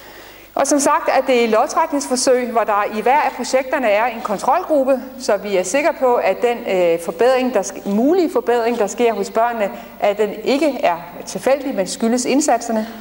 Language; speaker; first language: Danish; native; Danish